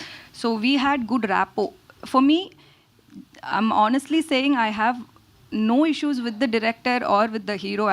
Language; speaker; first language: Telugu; non-native, learner; Tamil